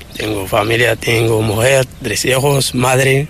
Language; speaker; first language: Spanish; non-native, learner; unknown